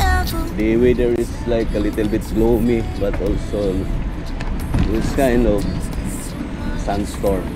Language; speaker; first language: English; non-native, local second language; Filipino